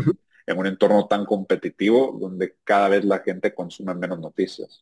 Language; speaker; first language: Spanish; native; Spanish